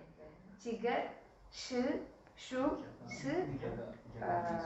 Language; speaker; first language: Chinese; non-native, learner; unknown